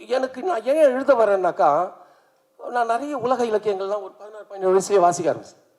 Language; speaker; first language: Tamil; native; Tamil